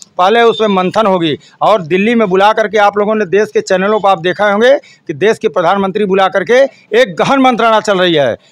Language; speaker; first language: Hindi; native; Hindi